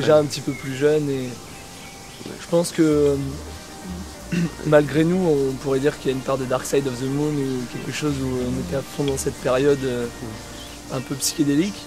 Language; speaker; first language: French; native; French